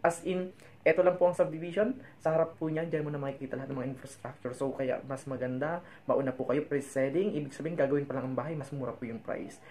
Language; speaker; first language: Filipino; native; Filipino